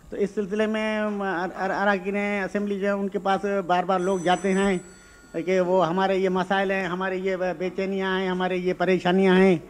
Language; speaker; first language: Urdu; non-native, local second language; Sindhi